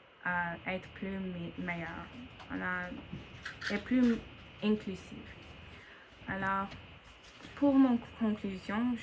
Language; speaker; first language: French; non-native, learner; English